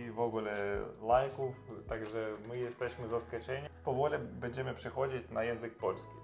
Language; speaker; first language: Polish; non-native, learner; Russian